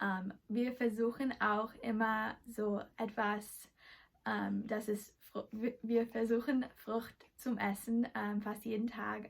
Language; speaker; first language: German; non-native, learner; English